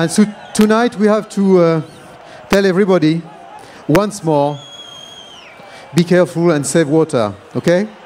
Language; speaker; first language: English; non-native, fluent; French